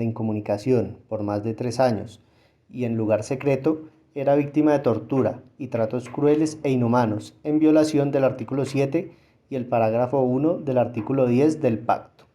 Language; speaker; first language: Spanish; native; Spanish